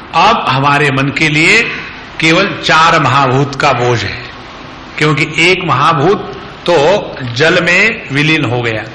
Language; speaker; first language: Hindi; non-native, local second language; Marathi